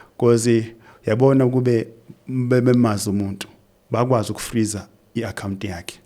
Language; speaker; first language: Zulu; native; Zulu